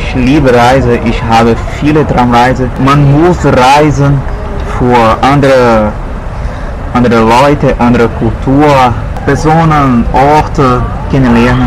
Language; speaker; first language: German; non-native, learner; Portuguese